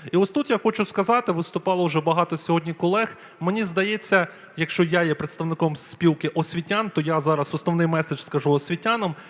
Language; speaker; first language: Ukrainian; non-native, local second language; Russian